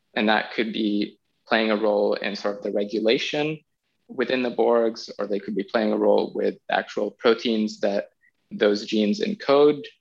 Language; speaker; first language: English; non-native, fluent; Arabic